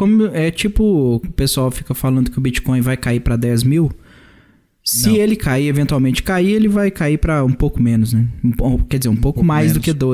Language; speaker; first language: Portuguese; native; Portuguese